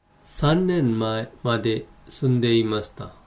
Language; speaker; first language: Japanese; non-native, fluent; Hindi